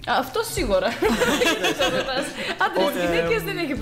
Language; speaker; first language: Greek; non-native, fluent; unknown